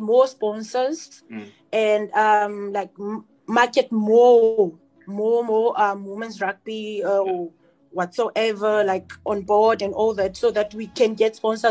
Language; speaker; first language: English; non-native, local second language; Xhosa